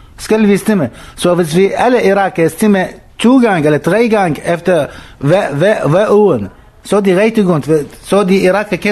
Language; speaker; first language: Danish; non-native, learner; Arabic